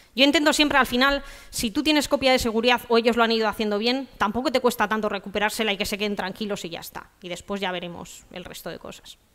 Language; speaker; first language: Spanish; native; Spanish